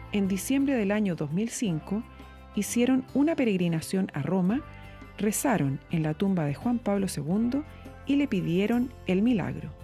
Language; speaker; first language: Spanish; native; Spanish